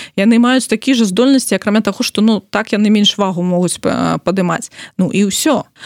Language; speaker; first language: Belarusian; non-native, local second language; Russian